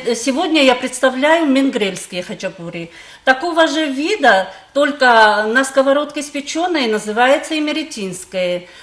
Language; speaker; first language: Russian; non-native, local second language; Georgian